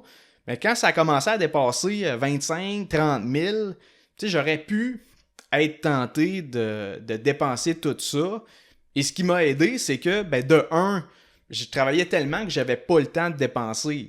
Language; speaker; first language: French; native; French